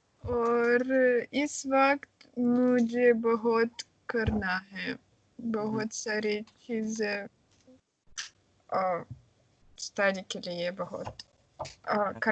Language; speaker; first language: Hindi; non-native, learner; Russian